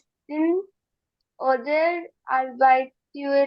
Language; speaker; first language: German; non-native, learner; Hindi